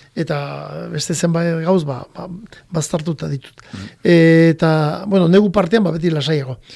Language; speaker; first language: Basque; native; Basque